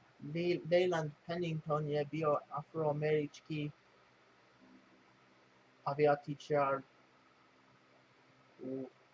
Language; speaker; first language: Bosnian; non-native, learner; English